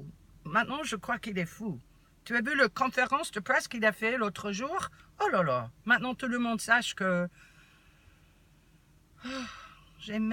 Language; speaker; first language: French; non-native, learner; English